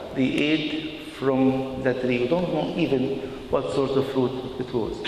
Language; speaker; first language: English; non-native, fluent; Arabic